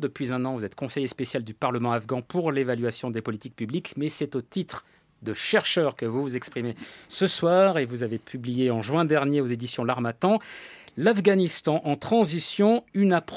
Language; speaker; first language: French; native; French